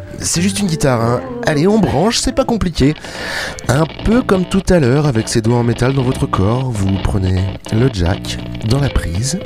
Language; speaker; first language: French; native; French